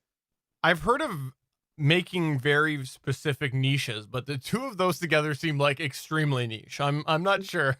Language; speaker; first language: English; native; English